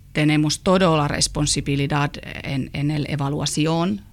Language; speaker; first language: Spanish; non-native, learner; Finnish